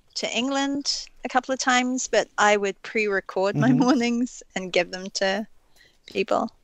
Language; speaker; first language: English; native; English